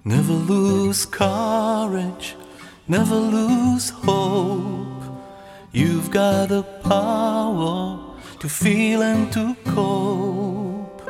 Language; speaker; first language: English; non-native, fluent; Ukrainian